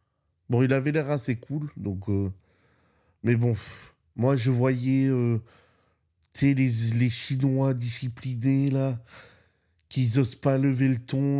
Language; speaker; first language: French; native; French